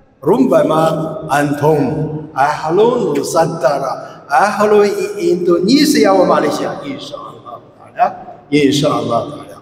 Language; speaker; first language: Arabic; non-native, fluent; Chinese